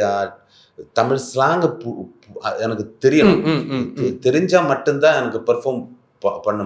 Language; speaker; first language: Tamil; non-native, learner; Malayalam